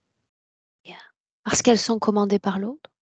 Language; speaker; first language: French; native; French